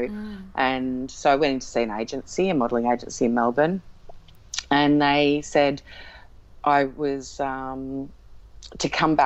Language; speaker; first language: English; native; English